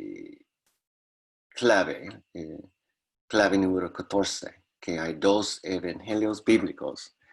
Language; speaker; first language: Spanish; non-native, fluent; English